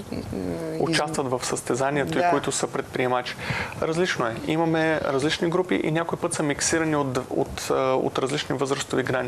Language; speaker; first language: Bulgarian; native; Bulgarian